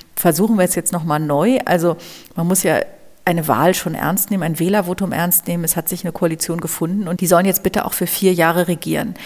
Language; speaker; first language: German; native; German